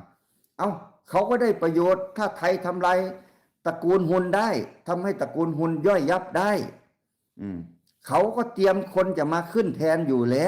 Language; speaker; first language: Thai; non-native, local second language; Lao